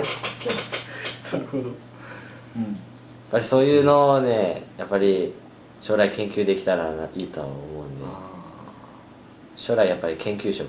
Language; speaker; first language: Japanese; native; Japanese